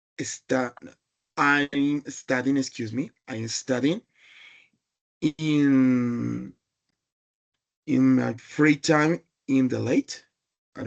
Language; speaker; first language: English; non-native, learner; Spanish